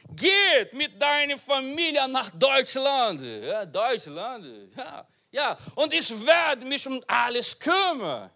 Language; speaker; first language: German; non-native, learner; Portuguese